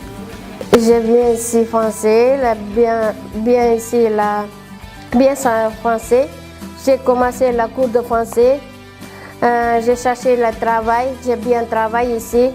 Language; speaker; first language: French; non-native, learner; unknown